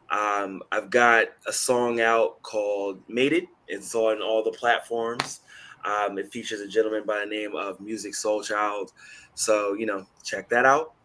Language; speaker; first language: English; native; English